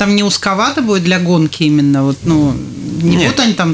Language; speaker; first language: Russian; native; Russian